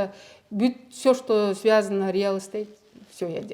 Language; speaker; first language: Russian; non-native, local second language; Kyrgyz